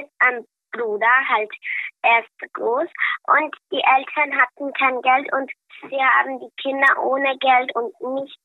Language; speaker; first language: German; early bilingual, other home language; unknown